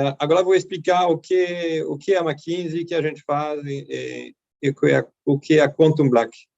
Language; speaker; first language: Portuguese; non-native, fluent; French